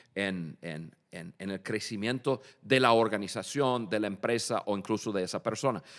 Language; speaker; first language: Spanish; non-native, fluent; English